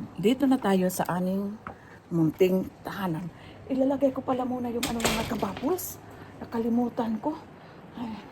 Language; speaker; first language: Filipino; non-native, local second language; Cebuano